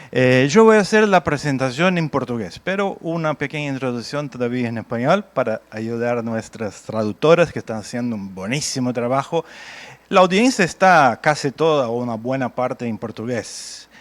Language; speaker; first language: Spanish; non-native, fluent; Portuguese